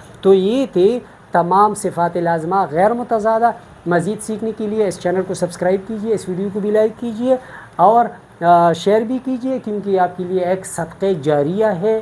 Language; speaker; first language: Urdu; non-native, local second language; Pashto